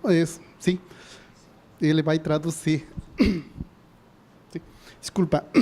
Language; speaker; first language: Portuguese; non-native, learner; Spanish